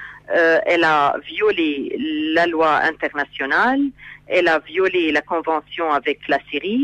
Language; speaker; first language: French; non-native, fluent; Arabic